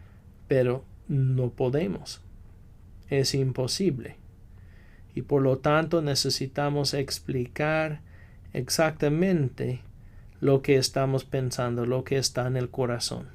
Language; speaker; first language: Spanish; non-native, fluent; English